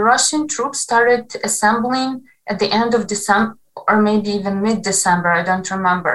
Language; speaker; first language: English; non-native, fluent; Ukrainian